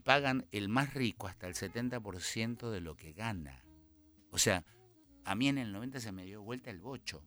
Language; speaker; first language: Spanish; native; Spanish